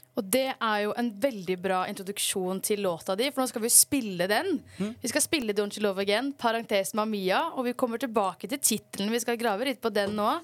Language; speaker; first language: Norwegian; native; Norwegian